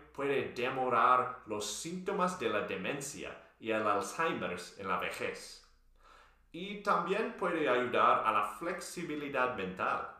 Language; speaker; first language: Spanish; non-native, fluent; English